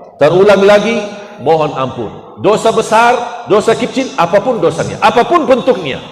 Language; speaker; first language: Malay; non-native, fluent; Arabic